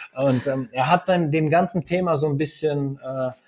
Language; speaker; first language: German; early bilingual, other home language; Russian